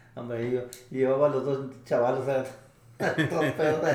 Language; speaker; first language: Spanish; early bilingual, other home language; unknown